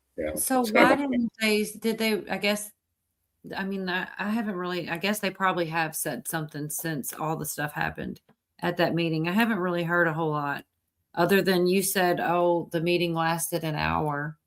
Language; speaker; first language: English; native; English